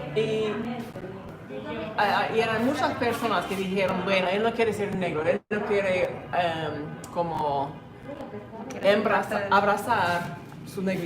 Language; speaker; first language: Spanish; non-native, learner; English